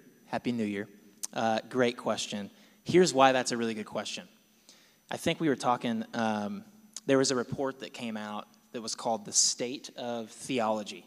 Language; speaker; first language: English; native; English